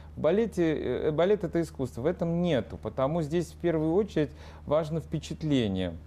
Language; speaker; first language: Russian; non-native, local second language; Ukrainian